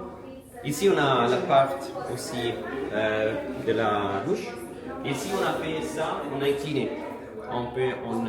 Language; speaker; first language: French; non-native, learner; Italian